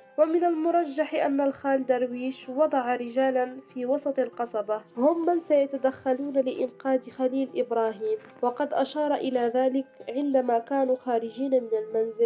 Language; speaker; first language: Arabic; native; Arabic